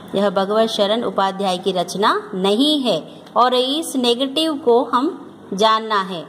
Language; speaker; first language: Hindi; non-native, local second language; Telugu